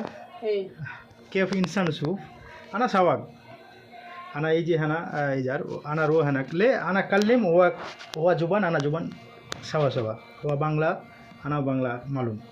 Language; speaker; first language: Arabic; non-native, learner; Bangla